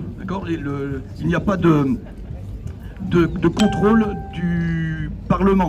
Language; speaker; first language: French; native; French